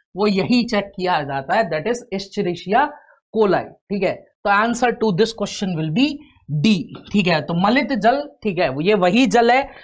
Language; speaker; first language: Hindi; native; Hindi